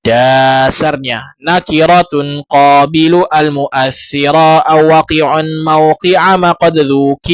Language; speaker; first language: Arabic; non-native, fluent; Indonesian